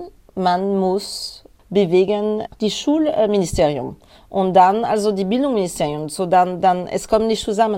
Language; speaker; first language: German; non-native, learner; French